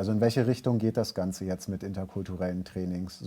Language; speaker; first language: German; native; German